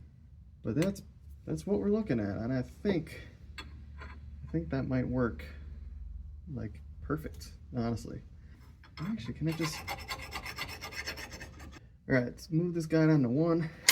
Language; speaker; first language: English; native; English